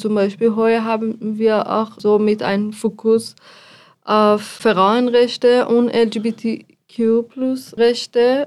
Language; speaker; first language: German; non-native, fluent; Persian